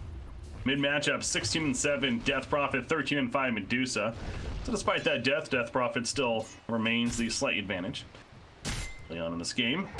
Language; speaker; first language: English; native; English